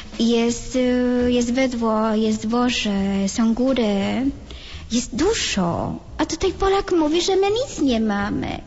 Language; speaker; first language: Polish; non-native, fluent; Spanish